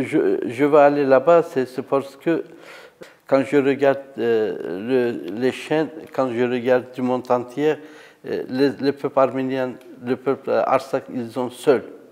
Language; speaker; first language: French; non-native, learner; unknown